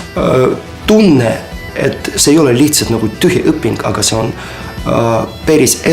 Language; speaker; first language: Estonian; non-native, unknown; Ukrainian